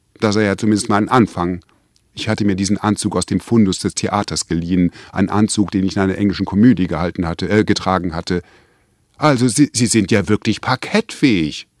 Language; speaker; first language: German; native; German